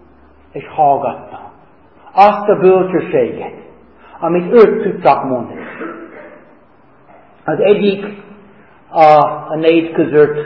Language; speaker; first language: Hungarian; non-native, fluent; English